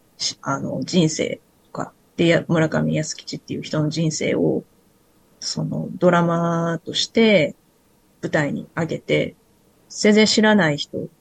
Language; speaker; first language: Japanese; native; Japanese